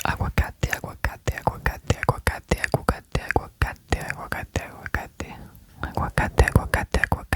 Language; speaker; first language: Spanish; non-native, learner; French